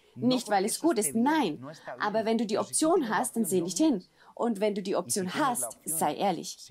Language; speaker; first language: German; non-native, fluent; Spanish